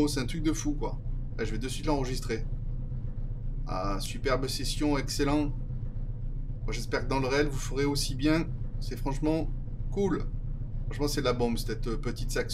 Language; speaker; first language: French; native; French